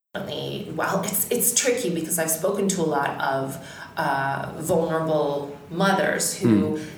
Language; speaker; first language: English; native; English